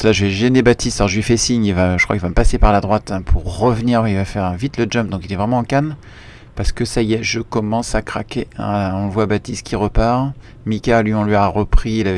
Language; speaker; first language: French; native; French